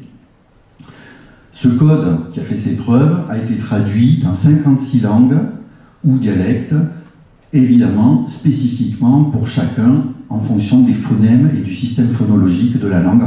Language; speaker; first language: French; native; French